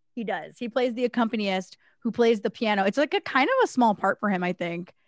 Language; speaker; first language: English; native; English